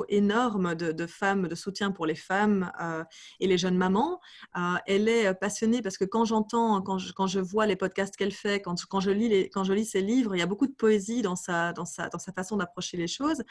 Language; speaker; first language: French; native; French